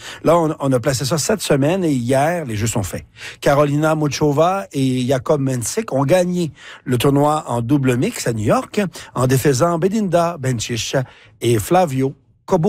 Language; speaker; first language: French; native; French